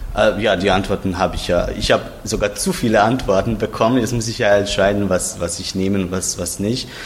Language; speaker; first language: German; non-native, fluent; Croatian